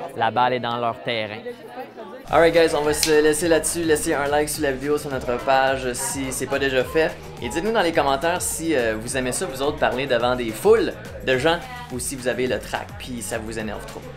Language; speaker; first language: French; native; French